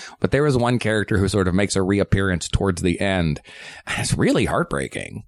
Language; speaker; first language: English; native; English